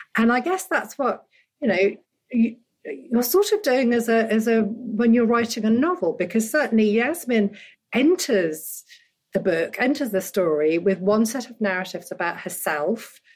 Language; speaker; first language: English; native; English